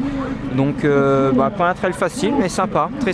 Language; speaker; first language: French; native; French